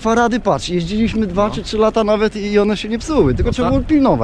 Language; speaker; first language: Polish; native; Polish